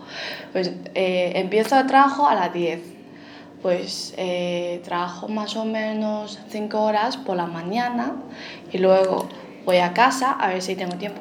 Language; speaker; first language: Spanish; non-native, fluent; Chinese